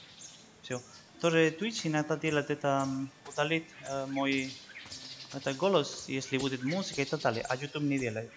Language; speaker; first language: Russian; non-native, learner; Spanish